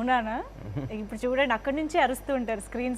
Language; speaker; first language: Telugu; native; Telugu